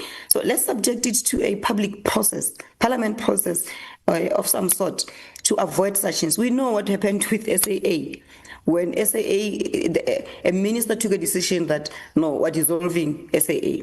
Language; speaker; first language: English; non-native, local second language; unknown